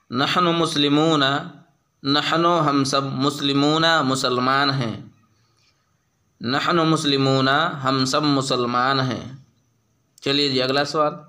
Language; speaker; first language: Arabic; non-native, fluent; Urdu